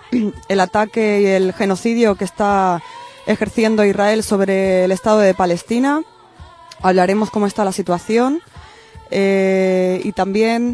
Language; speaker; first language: Spanish; native; Spanish